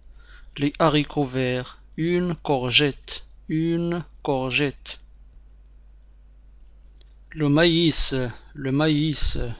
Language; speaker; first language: French; non-native, fluent; Arabic